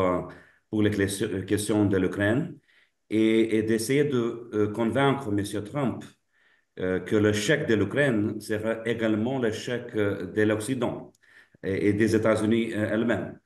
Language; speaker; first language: French; non-native, fluent; Lithuanian